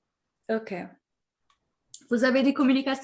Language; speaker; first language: French; early bilingual, heritage; French